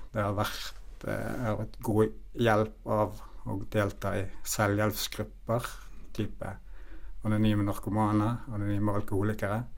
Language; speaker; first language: Norwegian; native; Norwegian